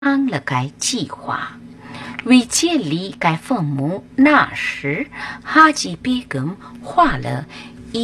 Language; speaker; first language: Chinese; non-native, learner; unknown